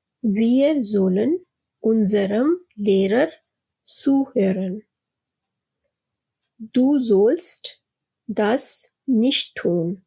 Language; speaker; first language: German; non-native, fluent; Urdu